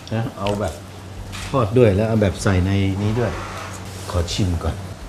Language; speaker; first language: Thai; native; Thai